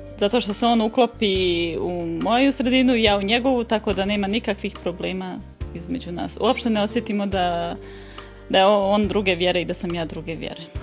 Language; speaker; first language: Bosnian; native; Bosnian